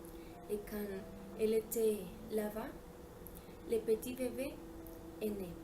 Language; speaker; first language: French; non-native, learner; Spanish